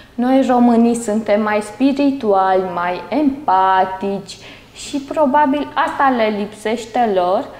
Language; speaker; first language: Romanian; native; Romanian